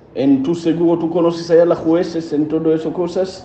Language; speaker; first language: Spanish; non-native, learner; Hebrew